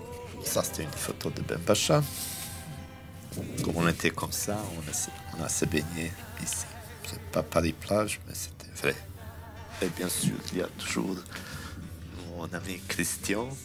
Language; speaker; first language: French; non-native, fluent; Bosnian